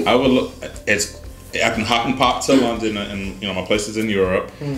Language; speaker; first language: English; native; English